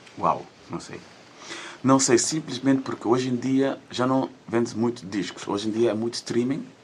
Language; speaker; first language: Portuguese; early bilingual, heritage; Dutch